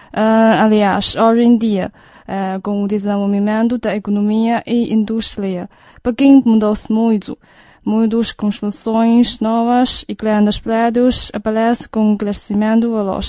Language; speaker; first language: Portuguese; non-native, learner; Chinese